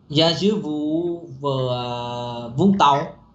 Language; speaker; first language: Russian; non-native, learner; Vietnamese